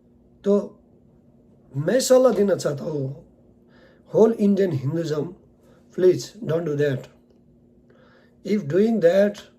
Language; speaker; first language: Hindi; non-native, learner; Nepali